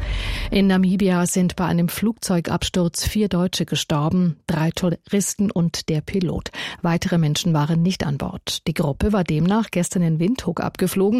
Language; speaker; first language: German; native; German